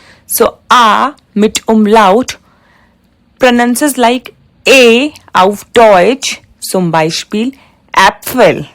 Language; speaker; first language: German; non-native, fluent; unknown